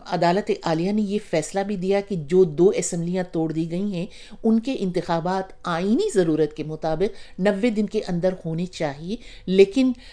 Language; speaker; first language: Urdu; native; Urdu